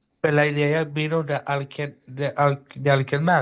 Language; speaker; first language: Spanish; non-native, fluent; Dutch